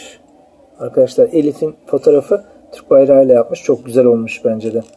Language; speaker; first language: Turkish; native; Turkish